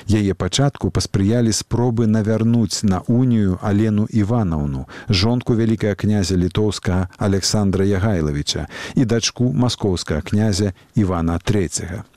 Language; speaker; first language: Belarusian; native; Belarusian